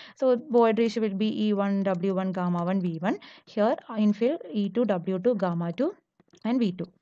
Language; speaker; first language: English; non-native, local second language; Malayalam